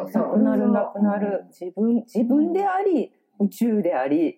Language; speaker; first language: Japanese; native; Japanese